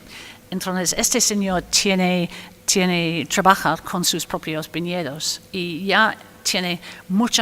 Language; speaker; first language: Spanish; non-native, fluent; English